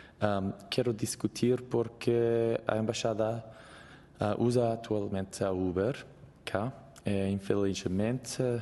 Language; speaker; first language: Portuguese; non-native, learner; English